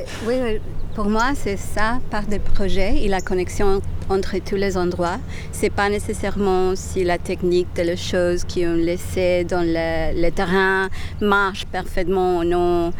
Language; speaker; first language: French; non-native, learner; Spanish